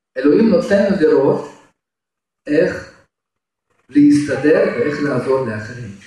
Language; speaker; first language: Hebrew; non-native, fluent; Russian